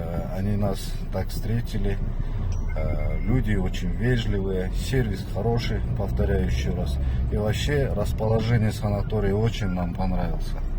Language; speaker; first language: Russian; non-native, local second language; Kazakh